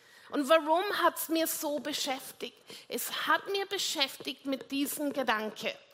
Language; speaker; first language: German; non-native, fluent; English